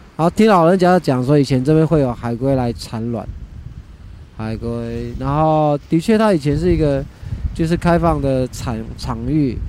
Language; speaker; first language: Chinese; native; Chinese